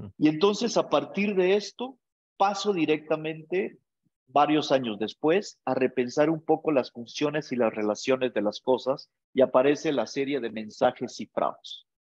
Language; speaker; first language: Spanish; native; Spanish